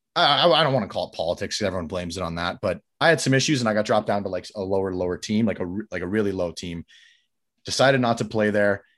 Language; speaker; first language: English; native; English